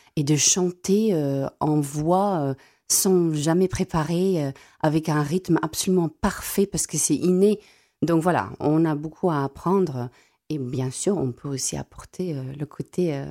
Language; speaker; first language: French; non-native, fluent; Afrikaans